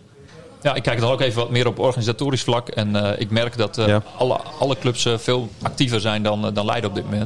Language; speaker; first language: Dutch; native; Dutch